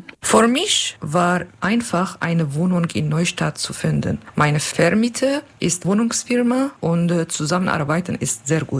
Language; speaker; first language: German; non-native, learner; Turkish